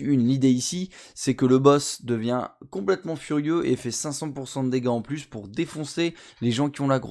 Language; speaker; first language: French; native; French